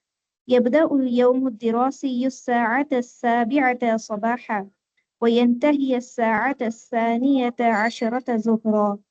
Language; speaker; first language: Arabic; non-native, learner; Tamil